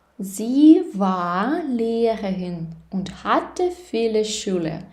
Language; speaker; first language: German; non-native, fluent; Ukrainian